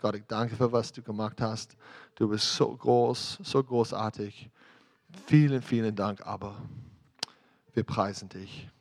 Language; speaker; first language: German; non-native, fluent; English